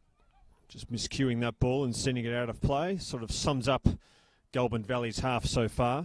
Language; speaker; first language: English; native; English